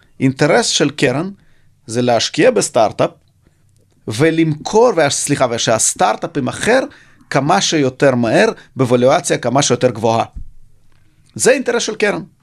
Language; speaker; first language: Hebrew; early bilingual, other home language; Russian